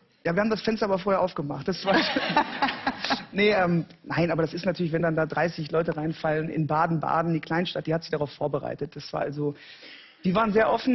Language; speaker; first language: German; native; German